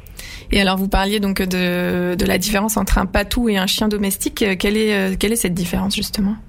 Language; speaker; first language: French; native; French